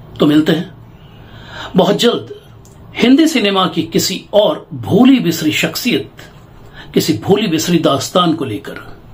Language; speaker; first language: Hindi; native; Hindi